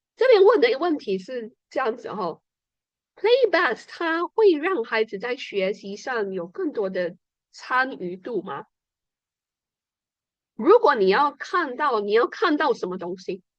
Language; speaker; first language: Chinese; native; Chinese